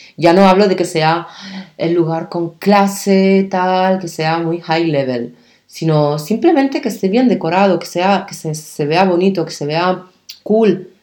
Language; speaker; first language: Spanish; early bilingual, other home language; Arabic